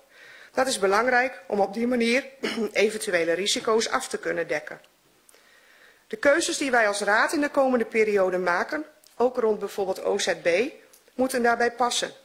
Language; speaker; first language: Dutch; native; Dutch